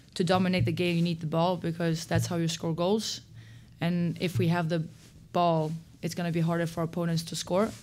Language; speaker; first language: English; non-native, fluent; Swedish